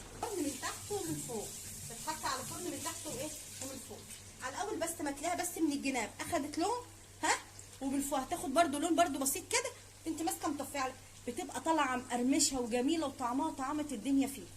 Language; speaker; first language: Arabic; native; Arabic